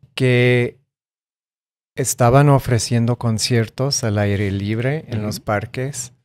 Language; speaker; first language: Spanish; non-native, fluent; English